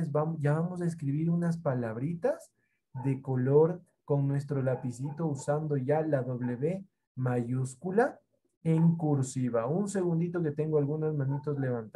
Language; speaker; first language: Spanish; native; Spanish